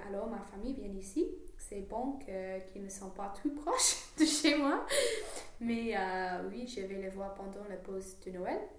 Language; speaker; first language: French; non-native, learner; English